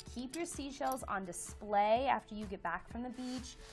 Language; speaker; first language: English; native; English